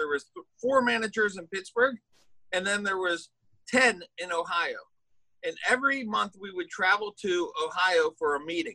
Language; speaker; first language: English; native; English